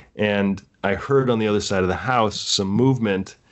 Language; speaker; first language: English; native; English